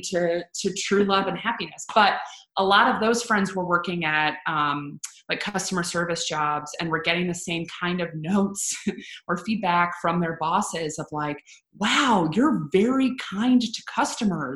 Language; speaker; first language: English; native; English